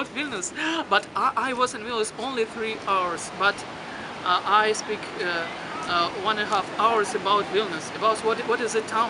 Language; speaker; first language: English; non-native, learner; Russian